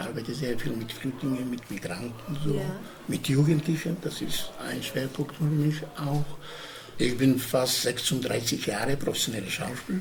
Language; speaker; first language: German; non-native, learner; Romany